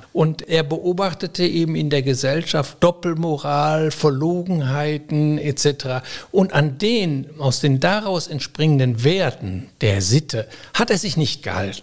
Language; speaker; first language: German; native; German